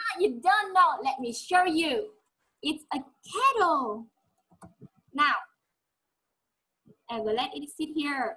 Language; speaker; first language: English; non-native, fluent; Vietnamese